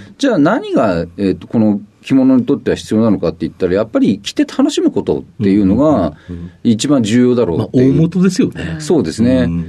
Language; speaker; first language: Japanese; native; Japanese